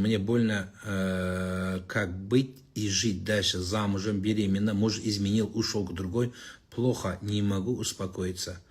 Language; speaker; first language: Russian; non-native, local second language; Kazakh